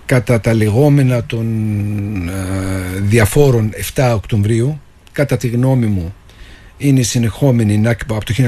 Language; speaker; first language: Greek; non-native, fluent; Arabic